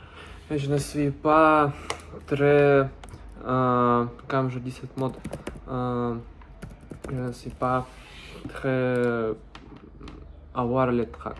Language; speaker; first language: French; non-native, learner; Russian